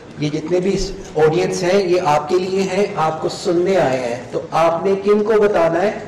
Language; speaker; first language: Urdu; non-native, local second language; Punjabi